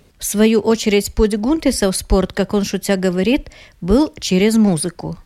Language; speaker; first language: Russian; native; Russian